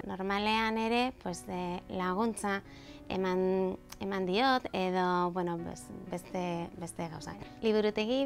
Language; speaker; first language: Basque; non-native, local second language; Spanish